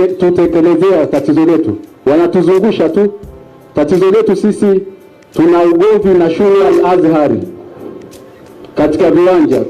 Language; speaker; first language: Swahili; native; Swahili